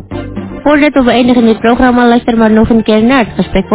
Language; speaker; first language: Dutch; non-native, learner; Indonesian